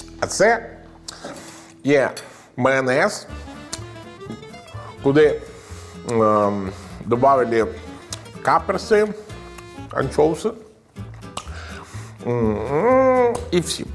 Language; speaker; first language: Ukrainian; non-native, learner; Italian